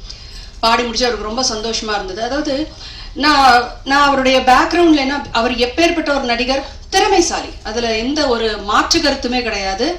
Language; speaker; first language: Tamil; native; Tamil